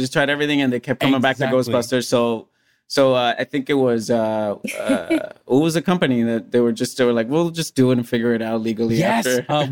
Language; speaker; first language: English; non-native, fluent; Spanish